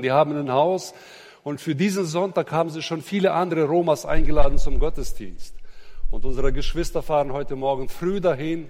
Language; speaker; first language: German; native; German